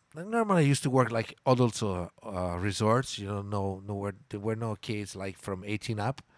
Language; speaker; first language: English; non-native, fluent; Italian